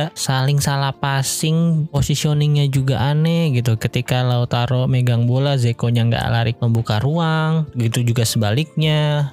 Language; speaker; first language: Indonesian; native; Indonesian